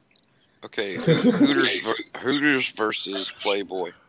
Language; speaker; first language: English; native; English